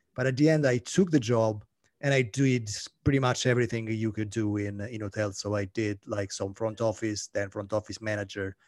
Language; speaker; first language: English; non-native, fluent; Italian